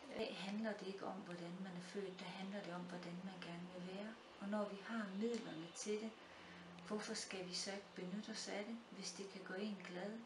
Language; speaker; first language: Danish; native; Danish